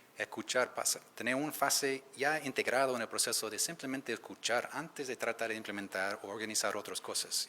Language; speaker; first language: Spanish; non-native, fluent; English